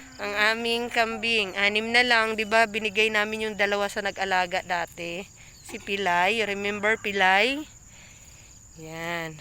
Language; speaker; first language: Filipino; non-native, local second language; Cebuano